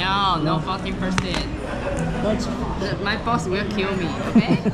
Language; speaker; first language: English; non-native, learner; Chinese